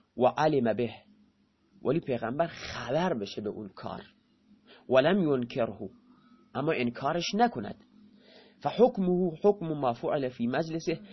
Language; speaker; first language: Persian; non-native, local second language; Baluchi